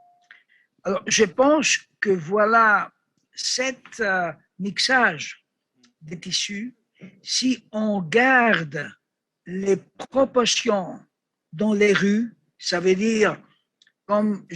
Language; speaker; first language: French; non-native, learner; Greek